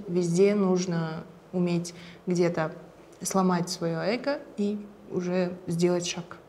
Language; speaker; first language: Russian; non-native, local second language; Kazakh